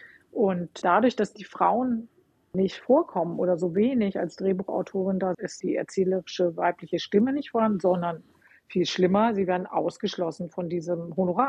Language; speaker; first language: German; native; German